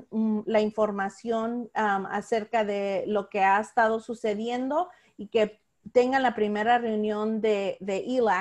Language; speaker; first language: Spanish; non-native, local second language; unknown